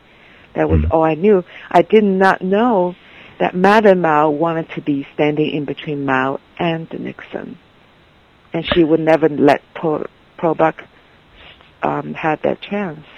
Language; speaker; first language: English; non-native, fluent; Chinese